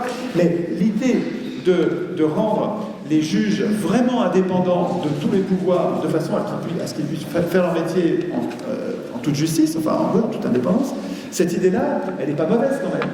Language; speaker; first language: French; native; French